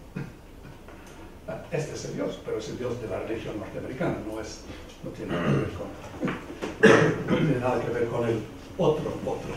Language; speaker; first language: Spanish; non-native, fluent; English